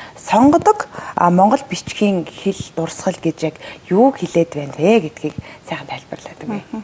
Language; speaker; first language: Mongolian; native; Mongolian